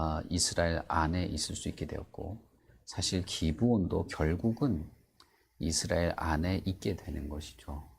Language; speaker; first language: Korean; native; Korean